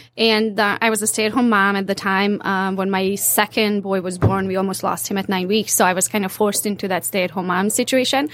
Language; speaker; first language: English; non-native, fluent; Hungarian